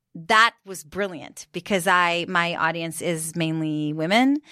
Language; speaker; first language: English; non-native, fluent; Hebrew